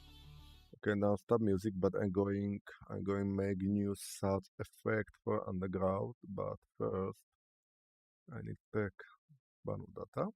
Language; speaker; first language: English; non-native, learner; Slovak